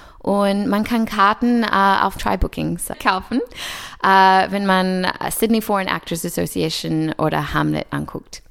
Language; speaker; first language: German; early bilingual, other home language; English